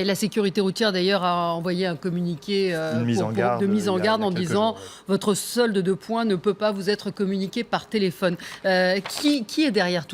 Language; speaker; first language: French; native; French